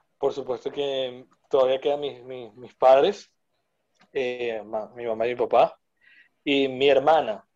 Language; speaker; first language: Spanish; native; Spanish